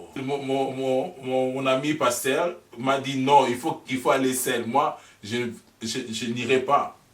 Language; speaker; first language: French; non-native, local second language; Lingala